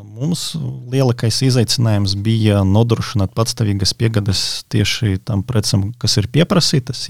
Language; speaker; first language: Latvian; non-native, local second language; Russian